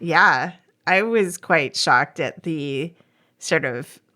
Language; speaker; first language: English; native; English